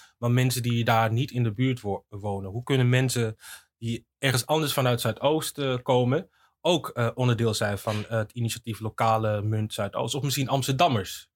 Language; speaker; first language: Dutch; native; Dutch